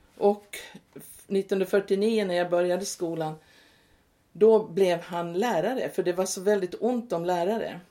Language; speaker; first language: Swedish; native; Swedish